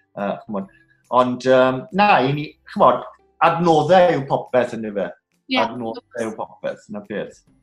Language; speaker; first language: Welsh; native; Welsh